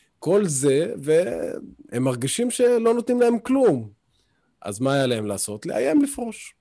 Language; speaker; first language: Hebrew; non-native, local second language; Arabic